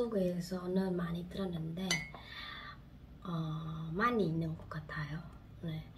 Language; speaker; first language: Korean; non-native, fluent; Khmer